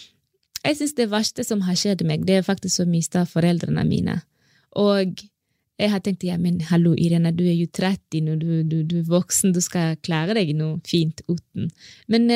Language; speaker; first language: Norwegian; non-native, fluent; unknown